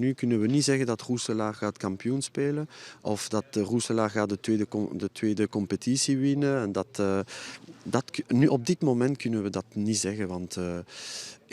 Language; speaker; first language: Dutch; non-native, fluent; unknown